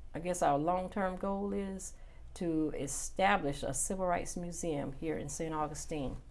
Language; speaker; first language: English; native; English